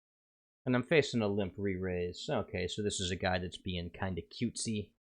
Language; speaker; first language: English; native; English